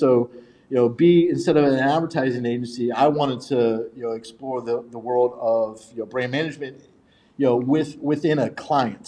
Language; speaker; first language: English; native; English